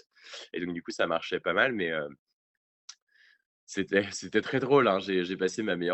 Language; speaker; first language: French; native; French